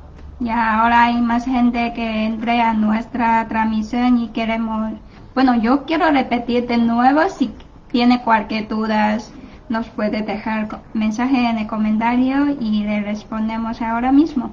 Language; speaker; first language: Spanish; non-native, learner; Chinese